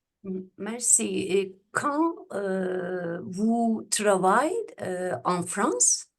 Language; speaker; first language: French; non-native, learner; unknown